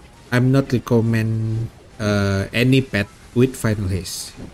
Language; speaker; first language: English; non-native, learner; Indonesian